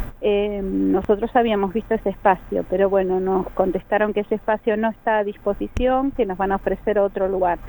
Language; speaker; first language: Spanish; native; Spanish